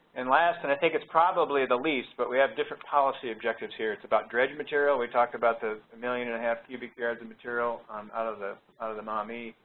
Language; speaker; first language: English; native; English